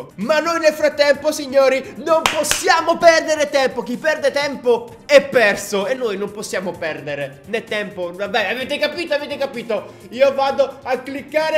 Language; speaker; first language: Italian; native; Italian